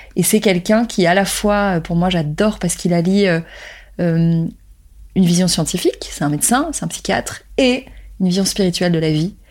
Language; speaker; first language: French; native; French